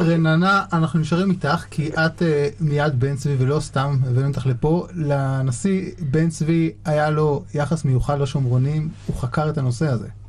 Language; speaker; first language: Hebrew; native; Hebrew